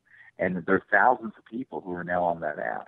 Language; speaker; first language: English; native; English